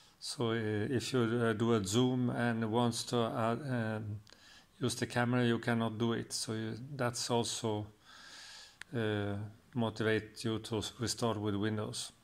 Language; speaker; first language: English; non-native, fluent; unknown